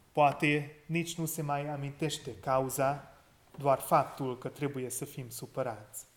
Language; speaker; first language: Romanian; non-native, local second language; Hungarian